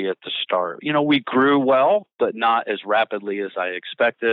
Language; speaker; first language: English; native; English